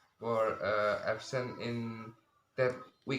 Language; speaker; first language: English; non-native, learner; Indonesian